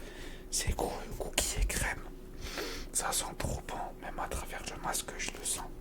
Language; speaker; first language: French; native; French